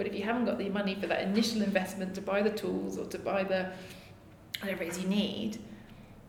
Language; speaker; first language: English; native; English